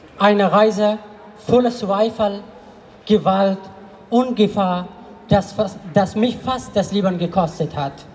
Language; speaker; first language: German; non-native, fluent; Persian